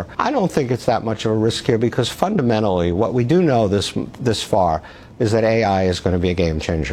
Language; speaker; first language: English; native; English